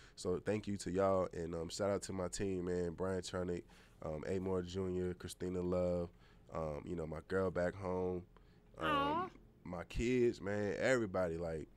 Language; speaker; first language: English; native; English